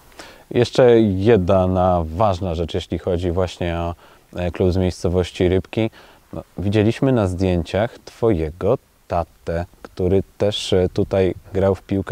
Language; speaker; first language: Polish; native; Polish